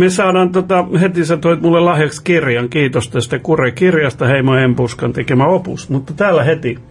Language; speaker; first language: Finnish; native; Finnish